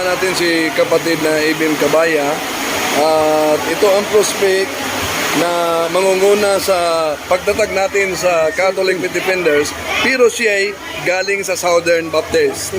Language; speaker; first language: Filipino; non-native, local second language; Cebuano